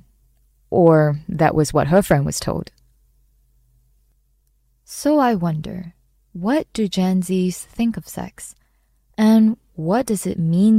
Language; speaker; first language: English; non-native, local second language; Chinese